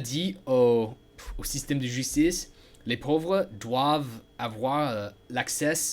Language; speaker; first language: French; non-native, learner; English